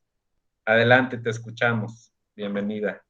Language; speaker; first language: Spanish; native; Spanish